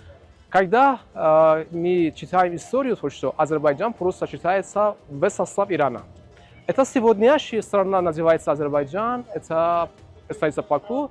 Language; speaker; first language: Russian; non-native, fluent; Azerbaijani